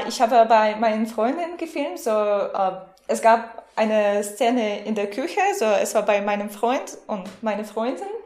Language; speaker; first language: German; non-native, fluent; Russian